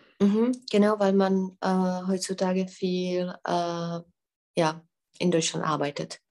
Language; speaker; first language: German; non-native, fluent; Czech